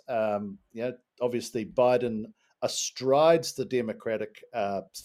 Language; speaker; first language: English; native; English